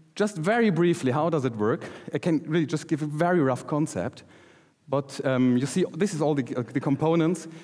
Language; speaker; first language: English; non-native, fluent; German